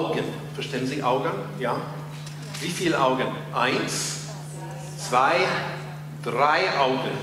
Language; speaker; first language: German; non-native, fluent; English